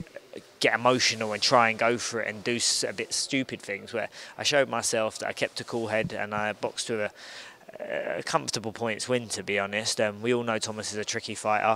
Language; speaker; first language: English; native; English